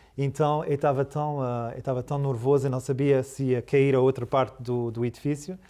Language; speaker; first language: Portuguese; early bilingual, heritage; Portuguese